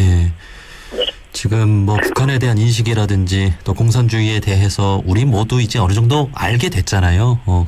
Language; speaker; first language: Korean; native; Korean